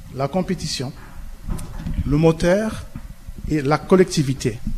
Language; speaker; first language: French; non-native, local second language; Lingala